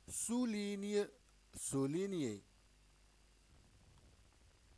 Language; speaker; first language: French; non-native, local second language; Arabic